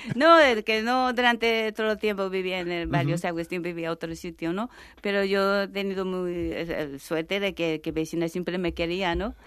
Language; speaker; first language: Spanish; non-native, fluent; Japanese